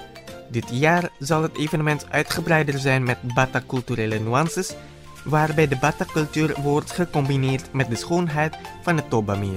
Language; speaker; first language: Dutch; non-native, fluent; Indonesian